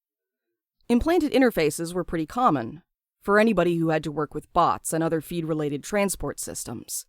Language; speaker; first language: English; native; English